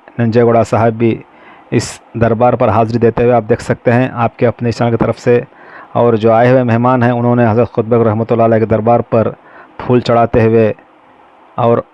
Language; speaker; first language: Urdu; native; Urdu